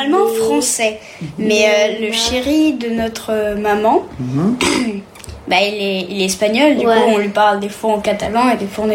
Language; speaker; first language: French; early bilingual, heritage; French